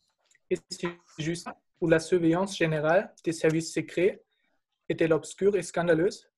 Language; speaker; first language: French; non-native, fluent; German